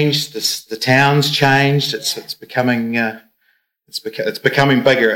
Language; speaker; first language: English; native; English